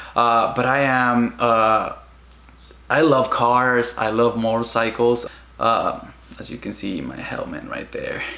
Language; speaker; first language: English; early bilingual, other home language; Spanish